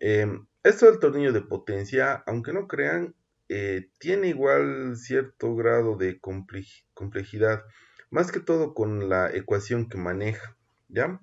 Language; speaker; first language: Spanish; native; Spanish